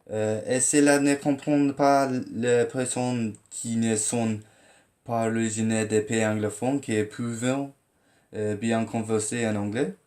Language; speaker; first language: French; non-native, learner; English